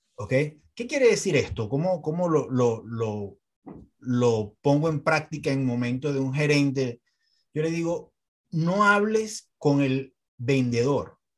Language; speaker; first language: Spanish; native; Spanish